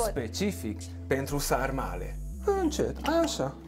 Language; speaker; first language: Romanian; non-native, local second language; Hungarian